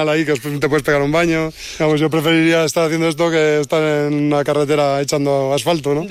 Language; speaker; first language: Spanish; native; Spanish